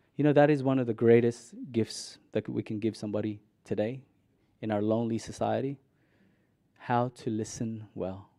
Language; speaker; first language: English; non-native, local second language; Cebuano